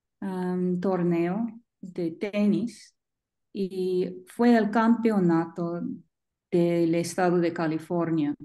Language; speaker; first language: Spanish; non-native, learner; English